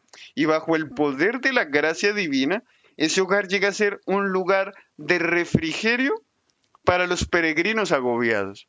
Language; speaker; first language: Spanish; native; Spanish